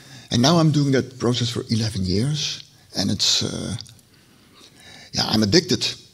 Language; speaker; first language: English; non-native, fluent; Dutch